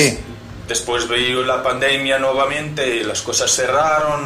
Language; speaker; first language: Spanish; non-native, learner; Portuguese